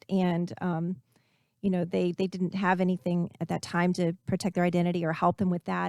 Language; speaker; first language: English; native; English